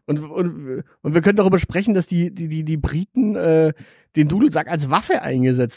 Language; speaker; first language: German; native; German